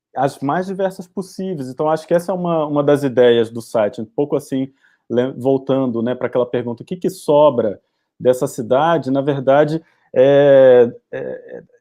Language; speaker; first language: Portuguese; native; Portuguese